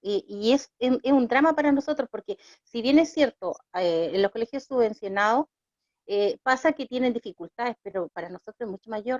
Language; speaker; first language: Spanish; native; Spanish